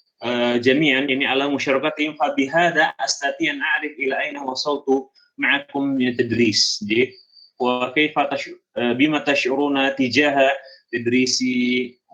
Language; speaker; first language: Arabic; non-native, fluent; Indonesian